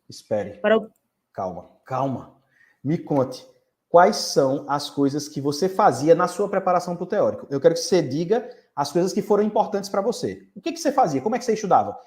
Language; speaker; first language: Portuguese; native; Portuguese